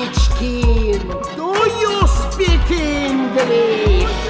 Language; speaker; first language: English; non-native, fluent; Russian